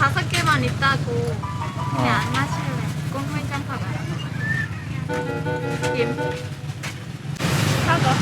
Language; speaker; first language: Korean; non-native, fluent; Khmer